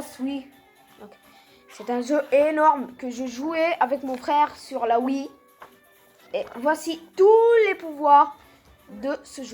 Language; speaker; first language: French; native; French